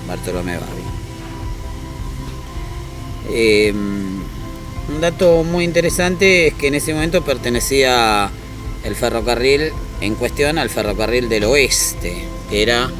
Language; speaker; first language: Spanish; native; Spanish